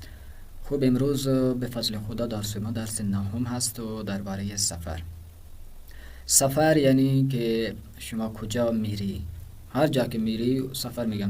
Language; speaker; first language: Persian; non-native, fluent; Urdu